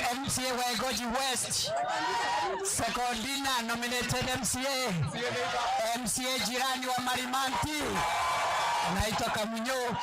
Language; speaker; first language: Swahili; non-native, local second language; Meru